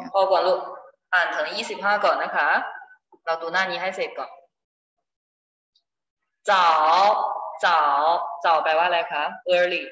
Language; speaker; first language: Chinese; non-native, fluent; Thai